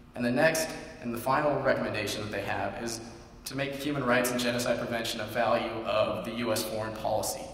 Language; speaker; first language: English; native; English